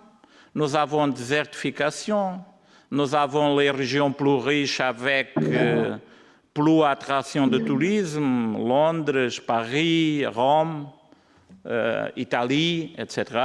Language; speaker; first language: French; non-native, learner; Portuguese